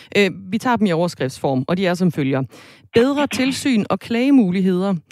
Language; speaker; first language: Danish; native; Danish